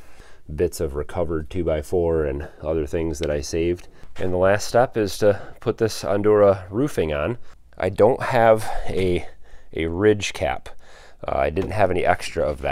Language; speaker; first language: English; native; English